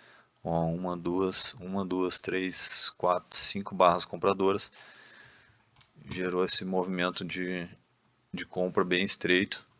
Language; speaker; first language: Portuguese; native; Portuguese